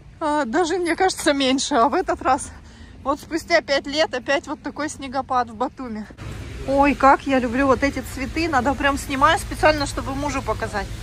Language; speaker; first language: Russian; native; Russian